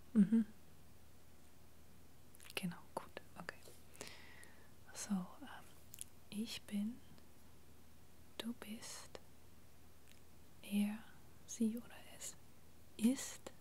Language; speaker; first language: German; non-native, fluent; English